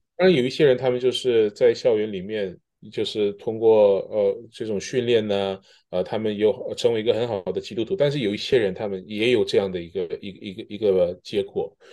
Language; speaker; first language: Chinese; early bilingual, heritage; Chinese